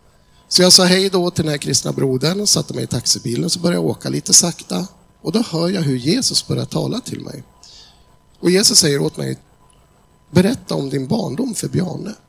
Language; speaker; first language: Swedish; native; Swedish